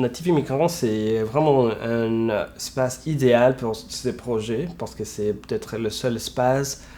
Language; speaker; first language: French; non-native, fluent; Spanish